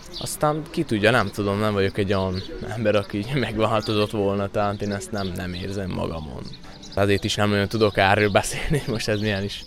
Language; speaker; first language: Hungarian; native; Hungarian